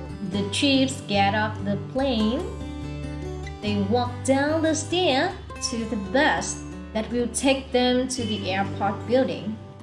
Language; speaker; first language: English; non-native, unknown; Vietnamese